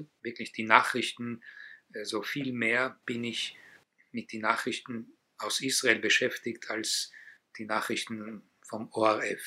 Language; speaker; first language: German; non-native, fluent; Hebrew